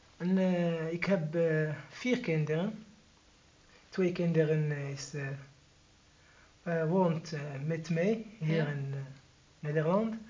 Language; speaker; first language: Dutch; non-native, learner; Arabic